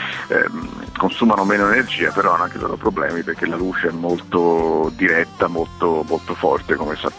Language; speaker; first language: Italian; native; Italian